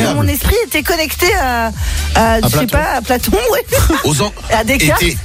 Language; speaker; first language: French; native; French